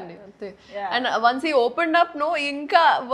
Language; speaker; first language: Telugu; non-native, local second language; Hindi